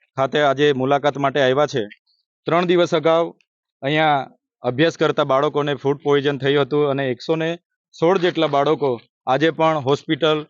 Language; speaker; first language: Gujarati; native; Gujarati